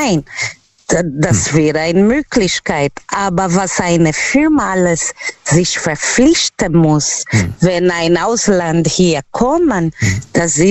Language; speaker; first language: German; non-native, learner; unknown